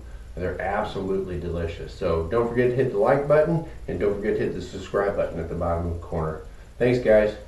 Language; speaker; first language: English; native; English